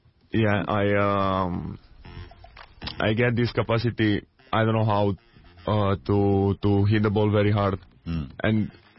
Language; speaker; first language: English; non-native, fluent; Romanian